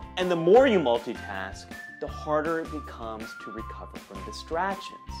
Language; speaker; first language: English; native; English